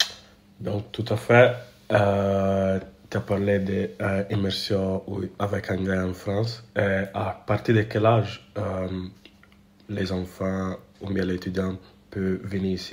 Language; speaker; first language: French; non-native, learner; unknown